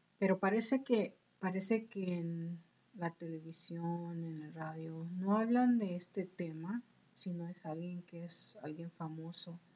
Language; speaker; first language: Spanish; early bilingual, heritage; Spanish